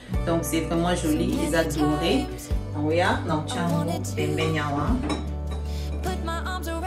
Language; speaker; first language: French; non-native, local second language; Lingala